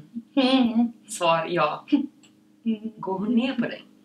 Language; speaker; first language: Swedish; native; Swedish